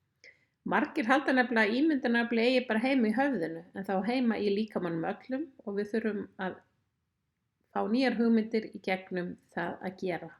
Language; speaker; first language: Icelandic; native; Icelandic